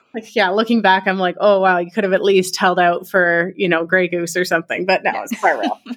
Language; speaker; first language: English; native; English